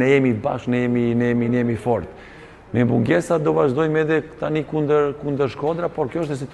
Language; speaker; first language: Albanian; non-native, learner; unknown